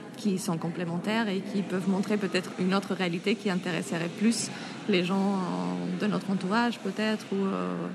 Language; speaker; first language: French; non-native, fluent; Spanish